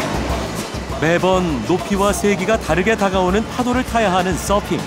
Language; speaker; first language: Korean; native; Korean